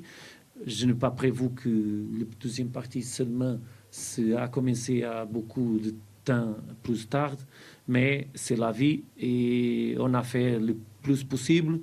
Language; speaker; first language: French; non-native, fluent; Portuguese